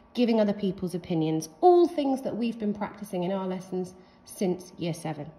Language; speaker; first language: English; native; English